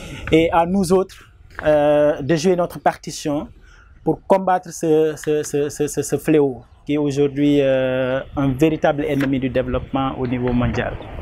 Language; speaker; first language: French; non-native, local second language; Wolof